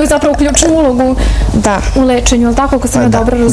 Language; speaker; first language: Serbian; native; Serbian